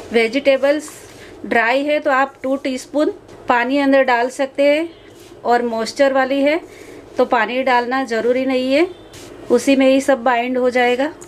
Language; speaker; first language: Hindi; native; Hindi